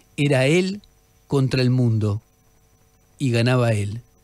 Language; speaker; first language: Spanish; native; Spanish